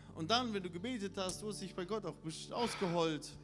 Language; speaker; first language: German; non-native, fluent; Russian